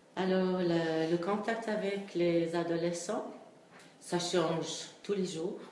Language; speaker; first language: French; non-native, fluent; English